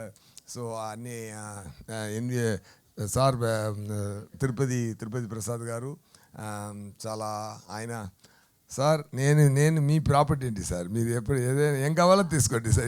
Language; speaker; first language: Telugu; non-native, learner; Tamil